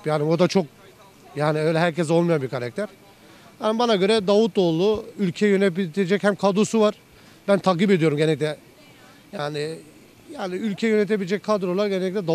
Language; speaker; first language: Turkish; native; Turkish